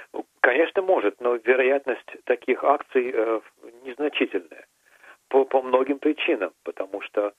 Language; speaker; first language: Russian; native; Russian